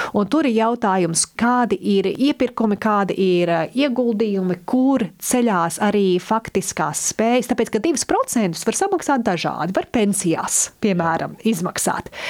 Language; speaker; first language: Latvian; early bilingual, heritage; Latvian